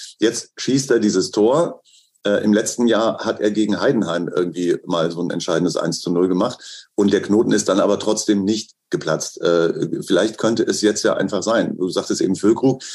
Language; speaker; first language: German; native; German